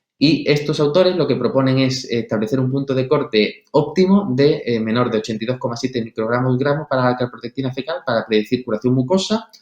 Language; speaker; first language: Spanish; native; Spanish